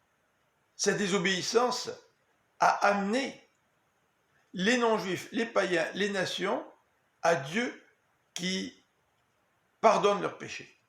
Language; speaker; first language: French; native; French